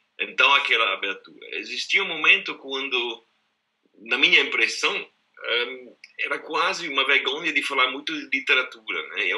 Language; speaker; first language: Portuguese; non-native, fluent; German